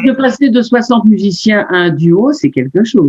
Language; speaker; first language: French; native; French